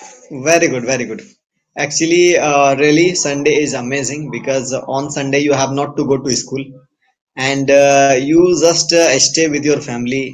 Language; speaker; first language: English; non-native, fluent; Hindi